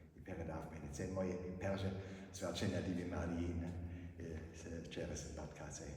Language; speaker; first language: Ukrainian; non-native, fluent; German